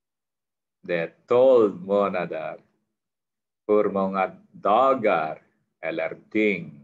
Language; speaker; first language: Swedish; non-native, fluent; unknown